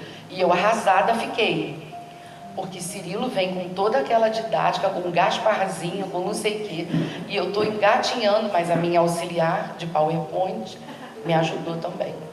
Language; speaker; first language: Portuguese; native; Portuguese